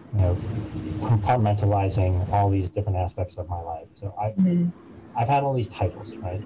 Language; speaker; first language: English; native; English